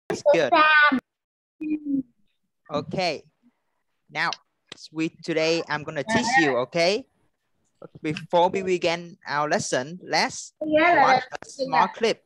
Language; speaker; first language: English; non-native, fluent; Vietnamese